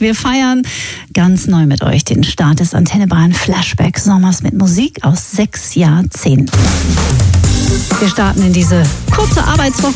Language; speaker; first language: German; native; German